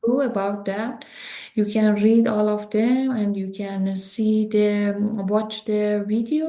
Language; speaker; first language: English; non-native, learner; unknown